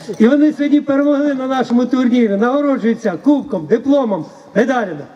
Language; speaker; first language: Ukrainian; native; Ukrainian